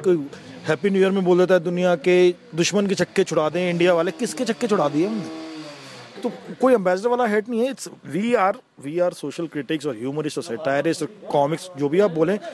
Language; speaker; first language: Hindi; native; Hindi